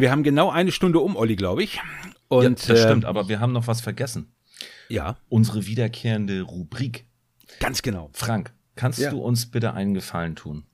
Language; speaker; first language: German; native; German